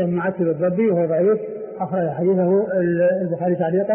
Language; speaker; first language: Arabic; native; Arabic